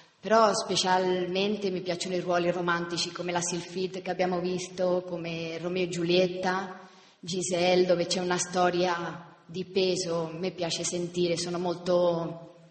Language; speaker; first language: Italian; non-native, fluent; Spanish